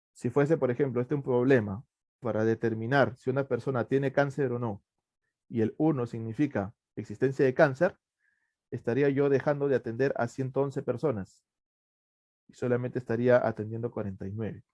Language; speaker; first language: Spanish; native; Spanish